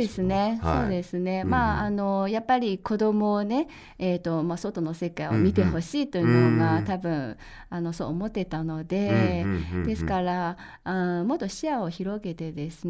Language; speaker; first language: Japanese; non-native, fluent; Chinese